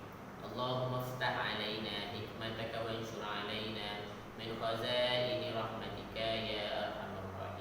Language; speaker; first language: Arabic; non-native, fluent; Malay